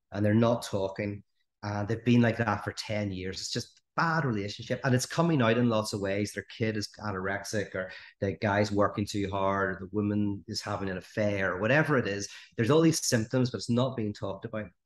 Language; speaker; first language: English; native; English